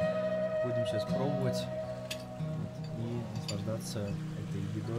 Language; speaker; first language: Russian; native; Russian